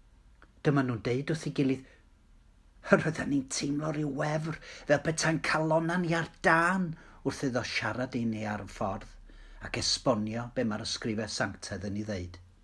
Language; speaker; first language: Welsh; native; Welsh